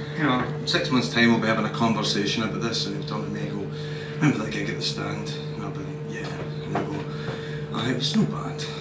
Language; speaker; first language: English; native; English